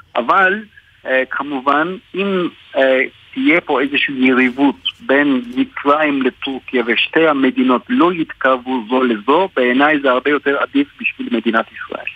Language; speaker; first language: Hebrew; native; Hebrew